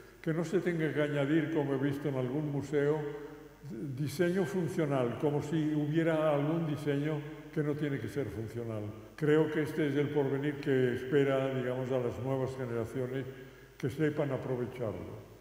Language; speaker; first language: Spanish; native; Spanish